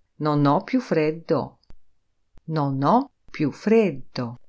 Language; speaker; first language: Italian; non-native, fluent; Polish